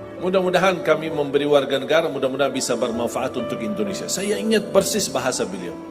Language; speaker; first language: Indonesian; non-native, fluent; Arabic